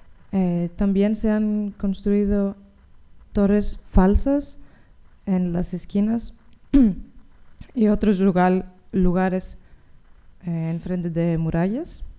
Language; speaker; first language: Spanish; non-native, learner; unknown